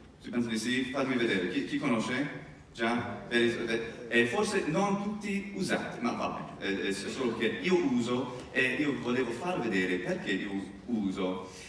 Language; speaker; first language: Italian; non-native, fluent; English